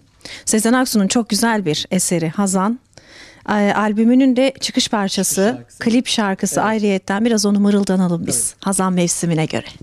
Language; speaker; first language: Turkish; native; Turkish